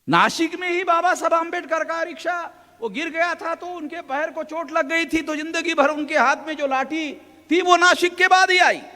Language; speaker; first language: Hindi; non-native, local second language; Marathi